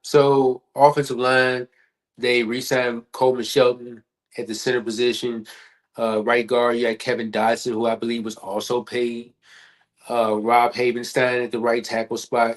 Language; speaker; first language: English; native; English